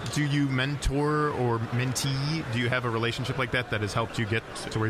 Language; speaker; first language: English; native; English